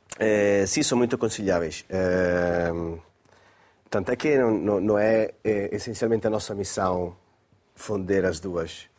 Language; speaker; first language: Portuguese; non-native, fluent; Italian